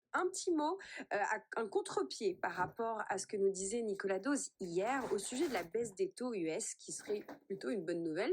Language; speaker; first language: French; native; French